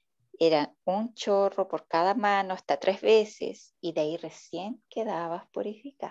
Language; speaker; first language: Spanish; native; Spanish